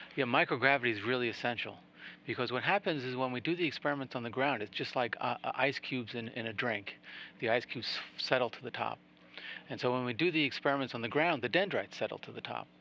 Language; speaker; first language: English; native; English